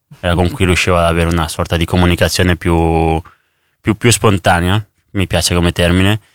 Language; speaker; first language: Italian; early bilingual, other home language; Spanish